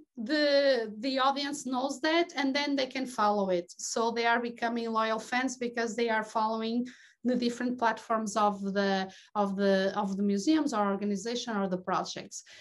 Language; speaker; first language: English; non-native, fluent; Portuguese